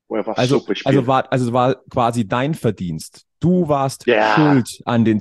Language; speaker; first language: German; native; German